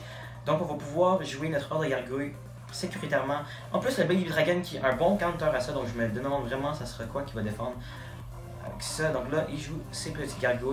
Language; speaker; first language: French; native; French